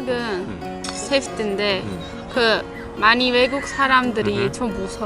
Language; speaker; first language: Korean; non-native, learner; Turkish